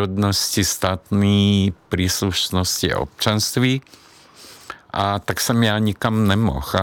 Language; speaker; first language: Czech; non-native, fluent; Hungarian